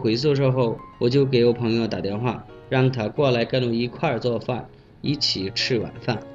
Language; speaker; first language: Chinese; non-native, fluent; Bangla